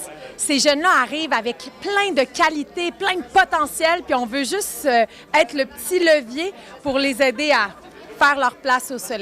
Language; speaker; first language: French; native; French